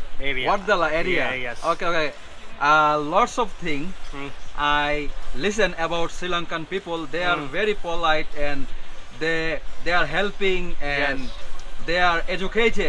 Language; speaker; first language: English; non-native, local second language; Bangla